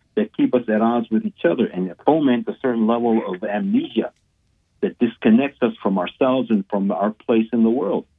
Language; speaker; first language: English; non-native, fluent; Spanish